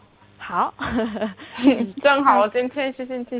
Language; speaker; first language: Chinese; non-native, learner; Korean